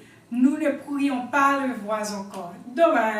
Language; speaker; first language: French; non-native, learner; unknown